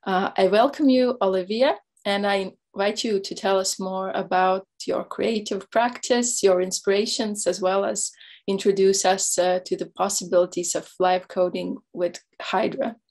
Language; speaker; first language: English; non-native, fluent; Latvian